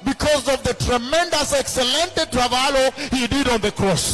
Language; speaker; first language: English; non-native, local second language; Luo (Kenya and Tanzania)